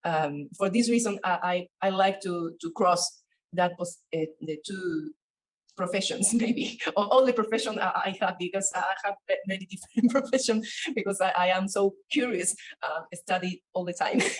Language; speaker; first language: English; non-native, learner; Spanish